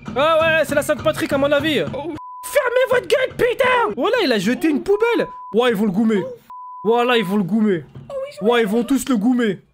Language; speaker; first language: French; native; French